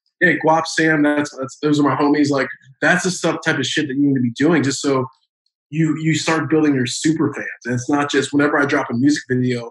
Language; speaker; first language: English; native; English